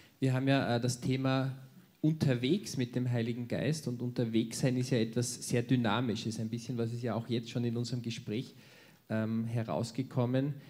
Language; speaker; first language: German; native; German